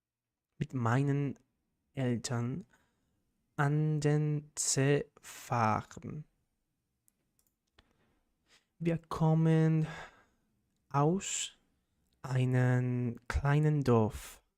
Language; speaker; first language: German; non-native, learner; Spanish